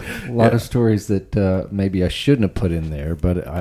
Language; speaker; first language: English; native; English